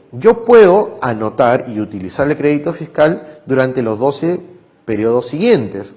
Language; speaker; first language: Spanish; native; Spanish